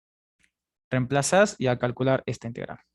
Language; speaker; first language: Spanish; native; Spanish